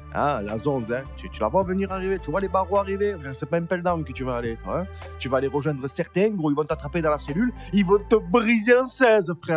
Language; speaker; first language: French; native; French